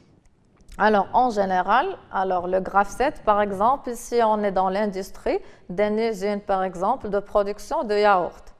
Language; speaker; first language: French; non-native, local second language; Arabic